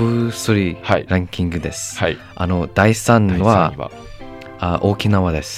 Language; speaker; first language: Japanese; non-native, learner; English